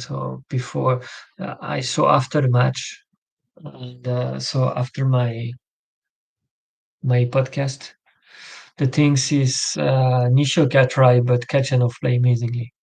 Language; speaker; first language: English; non-native, learner; French